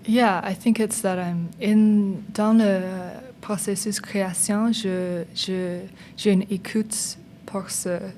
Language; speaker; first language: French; non-native, learner; English